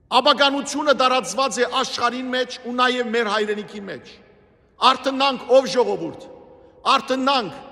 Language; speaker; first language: Armenian; native; Armenian